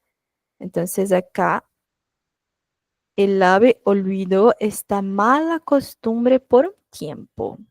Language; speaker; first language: Spanish; non-native, fluent; Portuguese